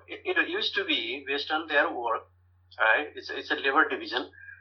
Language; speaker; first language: English; non-native, fluent; Nepali